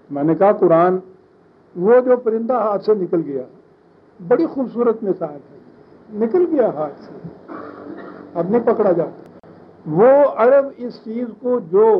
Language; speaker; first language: Urdu; native; Urdu